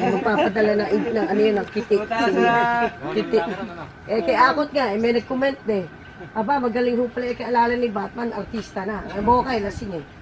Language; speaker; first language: Filipino; native; Filipino